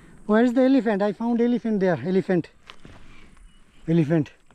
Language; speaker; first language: English; non-native, local second language; Bangla